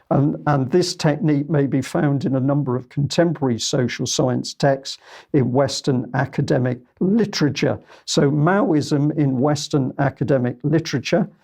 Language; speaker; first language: English; native; English